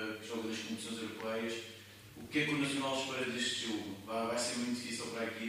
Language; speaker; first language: Portuguese; native; Portuguese